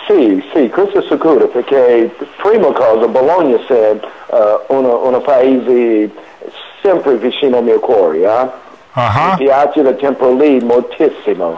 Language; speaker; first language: Italian; non-native, learner; English